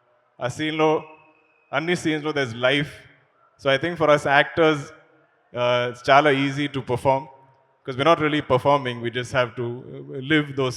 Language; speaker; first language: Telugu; non-native, learner; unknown